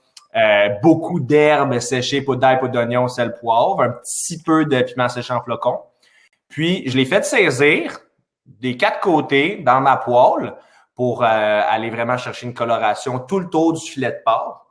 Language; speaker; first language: French; native; French